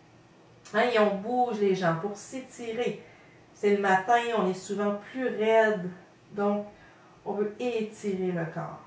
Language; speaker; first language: French; native; French